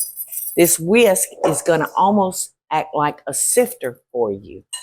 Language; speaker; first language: English; native; English